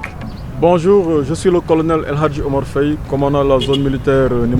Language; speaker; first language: French; non-native, local second language; Wolof